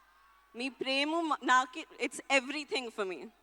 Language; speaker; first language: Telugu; non-native, local second language; Hindi